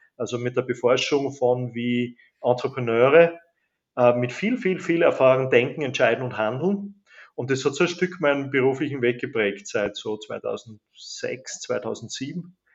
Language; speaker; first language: German; native; German